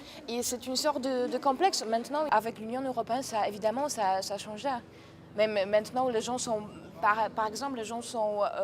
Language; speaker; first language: French; non-native, fluent; Polish